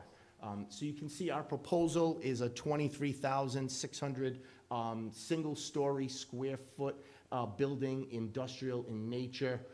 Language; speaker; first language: English; native; English